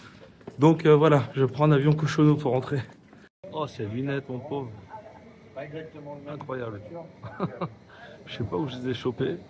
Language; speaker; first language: French; native; French